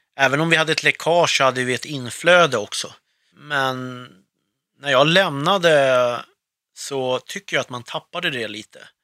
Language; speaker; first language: Swedish; early bilingual, other home language; Arabic